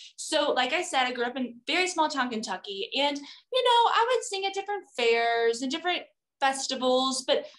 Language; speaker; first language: English; native; English